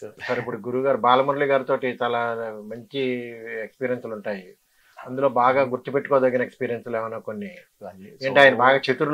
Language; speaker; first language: Telugu; native; Telugu